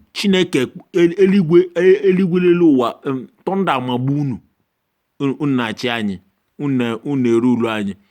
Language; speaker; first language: Nigerian Pidgin; non-native, local second language; Igbo